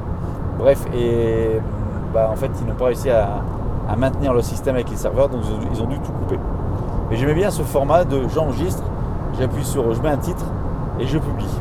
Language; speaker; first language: French; native; French